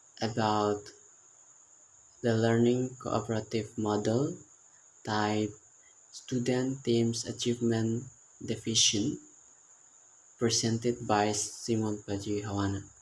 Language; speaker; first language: English; non-native, learner; Indonesian